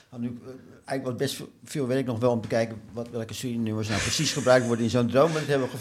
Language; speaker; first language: Dutch; native; Dutch